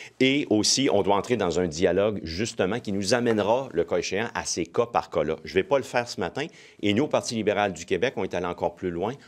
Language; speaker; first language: French; native; French